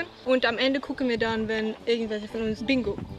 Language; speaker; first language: German; non-native, fluent; Swedish